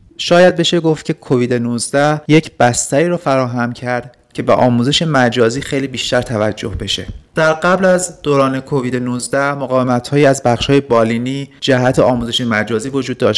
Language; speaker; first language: Persian; native; Persian